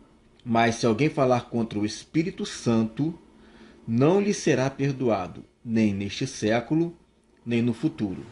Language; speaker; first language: Portuguese; native; Portuguese